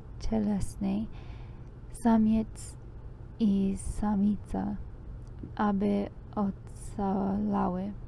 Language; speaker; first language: Polish; non-native, learner; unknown